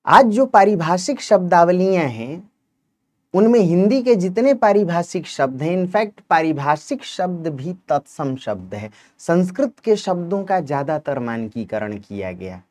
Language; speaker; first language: Hindi; native; Hindi